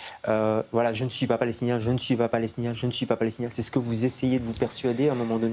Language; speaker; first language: French; native; French